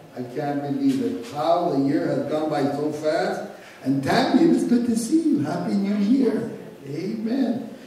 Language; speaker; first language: English; early bilingual, other home language; Spanish